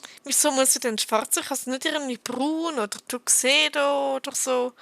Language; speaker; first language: German; native; German